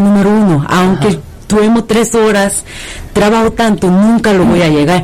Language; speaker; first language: Spanish; non-native, fluent; Korean